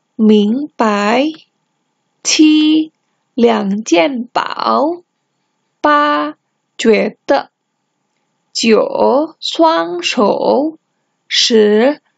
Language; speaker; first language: Chinese; non-native, fluent; Indonesian